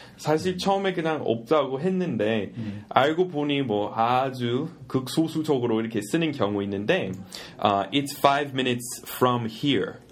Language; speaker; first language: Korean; non-native, fluent; English